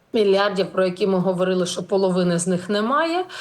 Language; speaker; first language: Ukrainian; native; Ukrainian